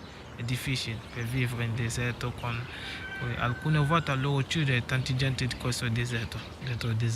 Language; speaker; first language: Italian; non-native, learner; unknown